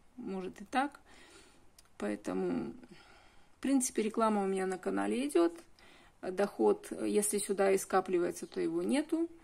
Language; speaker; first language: Russian; native; Russian